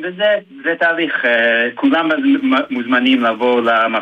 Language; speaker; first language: Hebrew; non-native, fluent; English